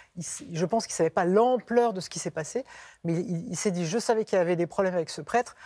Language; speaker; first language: French; native; French